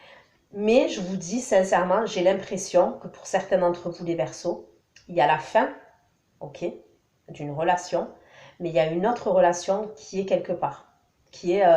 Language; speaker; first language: French; native; French